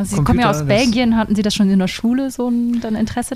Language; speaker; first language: German; native; German